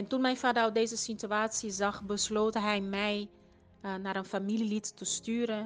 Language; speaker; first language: Dutch; non-native, fluent; Portuguese